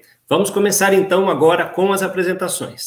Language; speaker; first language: Portuguese; native; Portuguese